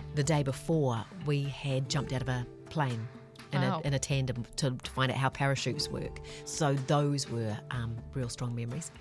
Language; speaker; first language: English; native; English